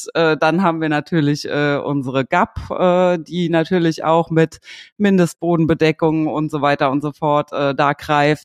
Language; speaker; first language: German; native; German